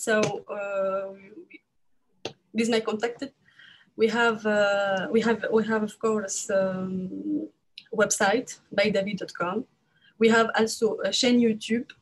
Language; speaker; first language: English; non-native, learner; French